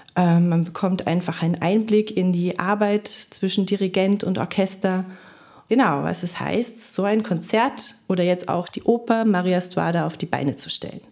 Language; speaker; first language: German; native; German